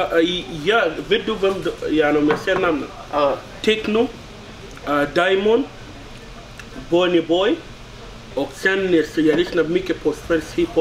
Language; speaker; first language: Swedish; non-native, learner; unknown